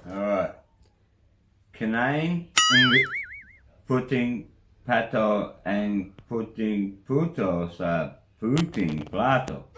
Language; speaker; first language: Filipino; non-native, learner; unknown